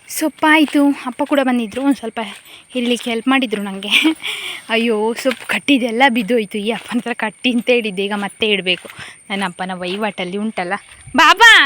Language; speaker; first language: Kannada; native; Kannada